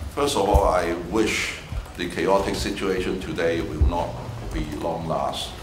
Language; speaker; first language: English; non-native, local second language; Cantonese